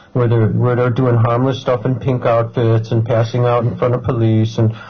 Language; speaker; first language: English; native; English